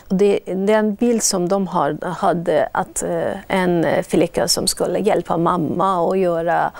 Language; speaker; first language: Swedish; non-native, fluent; Persian